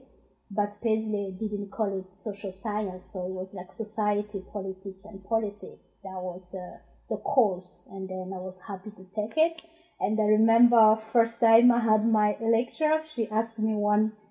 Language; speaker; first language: English; non-native, fluent; Rundi